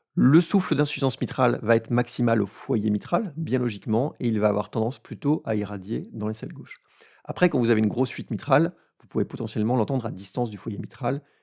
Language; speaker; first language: French; native; French